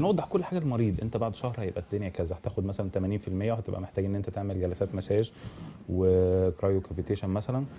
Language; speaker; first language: Arabic; native; Arabic